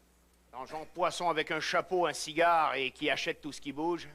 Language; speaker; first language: French; native; French